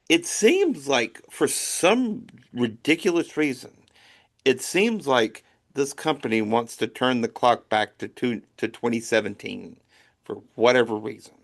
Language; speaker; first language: English; native; English